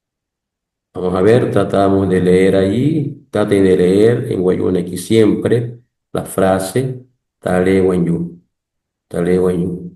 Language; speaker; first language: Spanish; non-native, local second language; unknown